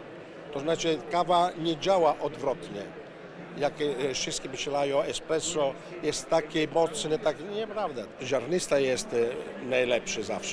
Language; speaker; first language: Polish; non-native, learner; Italian